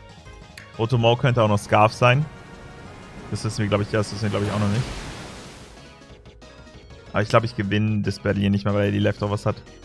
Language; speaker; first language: German; native; German